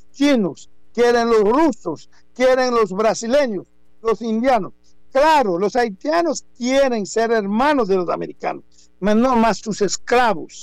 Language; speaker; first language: Spanish; non-native, fluent; Haitian Creole